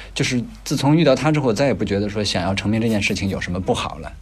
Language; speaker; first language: Chinese; native; Chinese